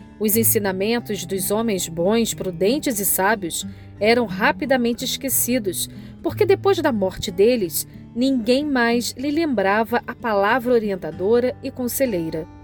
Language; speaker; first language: Portuguese; native; Portuguese